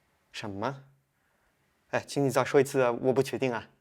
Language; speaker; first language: Chinese; non-native, fluent; French